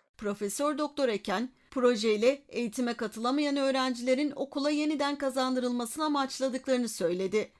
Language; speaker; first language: Turkish; native; Turkish